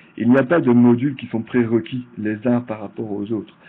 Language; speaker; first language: French; native; French